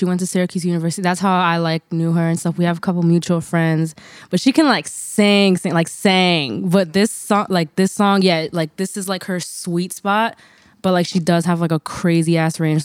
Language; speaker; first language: English; native; English